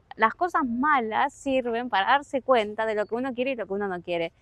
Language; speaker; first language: Spanish; native; Spanish